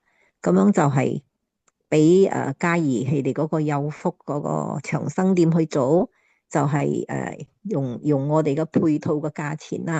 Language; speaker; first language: Cantonese; native; Cantonese